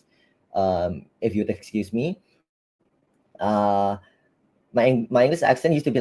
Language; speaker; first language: English; non-native, fluent; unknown